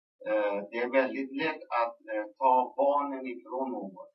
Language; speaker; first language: Swedish; non-native, local second language; Persian